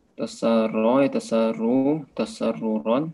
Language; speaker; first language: Arabic; non-native, learner; Indonesian